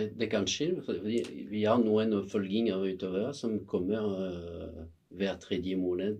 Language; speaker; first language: Norwegian; non-native, fluent; French